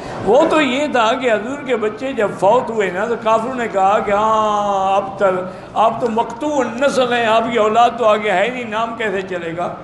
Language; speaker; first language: Urdu; native; Urdu